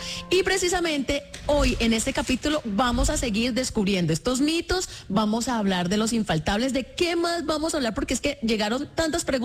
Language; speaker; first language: Spanish; native; Spanish